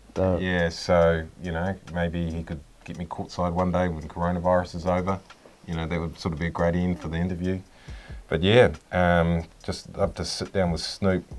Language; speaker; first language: English; native; English